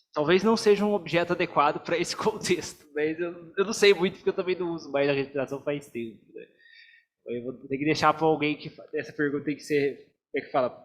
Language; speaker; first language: Portuguese; native; Portuguese